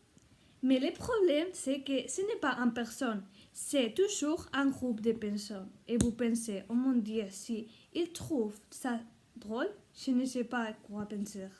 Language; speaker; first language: French; non-native, learner; Spanish